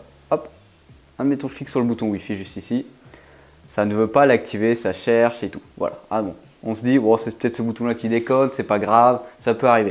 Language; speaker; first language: French; native; French